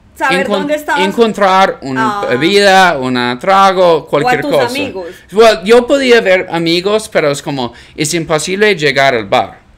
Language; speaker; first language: Spanish; non-native, learner; English